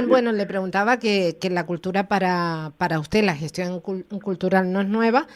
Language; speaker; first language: Spanish; native; Spanish